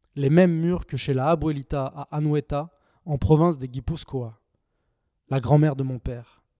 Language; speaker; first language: French; native; French